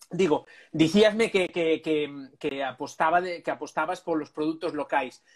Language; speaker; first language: Galician; non-native, local second language; Spanish